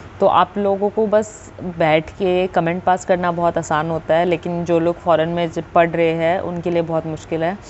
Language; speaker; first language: Hindi; native; Hindi